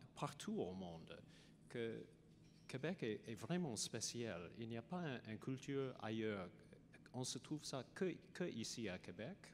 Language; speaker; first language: French; non-native, learner; English